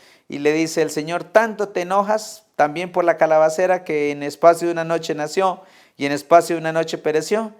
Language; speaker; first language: Spanish; native; Spanish